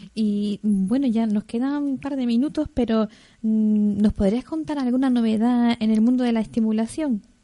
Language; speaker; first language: Spanish; native; Spanish